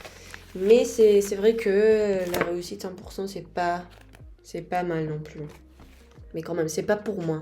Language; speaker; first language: French; non-native, fluent; Spanish